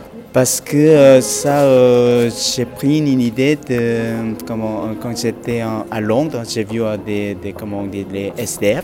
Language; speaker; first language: French; non-native, fluent; Korean